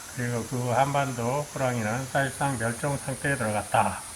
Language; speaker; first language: Korean; native; Korean